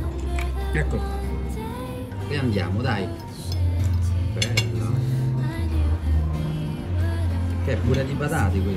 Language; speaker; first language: Italian; native; Italian